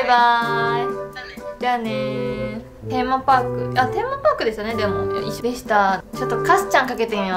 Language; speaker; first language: Japanese; native; Japanese